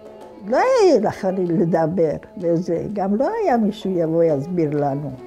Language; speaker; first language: Hebrew; non-native, fluent; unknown